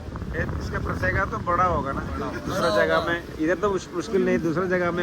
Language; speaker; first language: Hindi; non-native, local second language; Malayalam